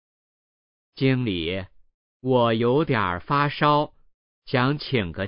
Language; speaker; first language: Chinese; native; Chinese